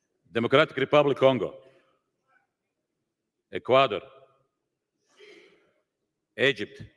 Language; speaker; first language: English; non-native, fluent; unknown